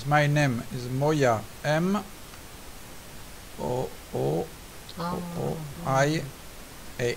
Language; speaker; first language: English; non-native, learner; French